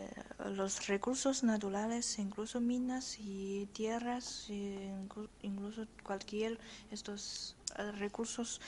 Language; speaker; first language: Spanish; non-native, fluent; Chinese